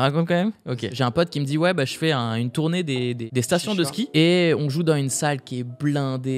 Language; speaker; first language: French; native; French